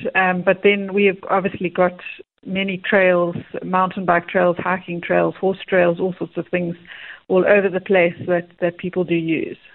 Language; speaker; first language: English; native; English